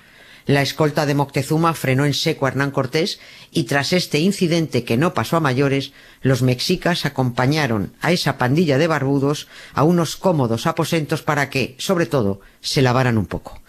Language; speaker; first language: Spanish; native; Spanish